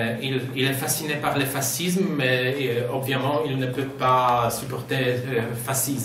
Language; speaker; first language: French; non-native, fluent; Polish